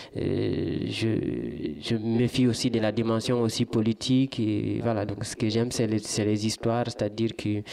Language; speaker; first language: French; non-native, local second language; Fula